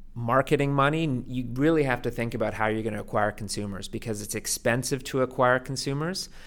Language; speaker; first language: English; native; English